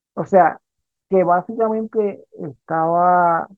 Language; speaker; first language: Spanish; native; Spanish